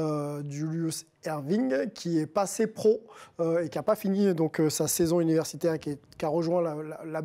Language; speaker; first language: French; native; French